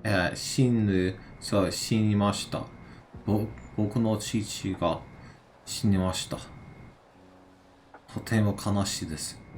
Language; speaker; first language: Japanese; non-native, learner; English